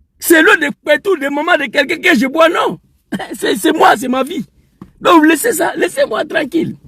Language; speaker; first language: French; non-native, local second language; Dyula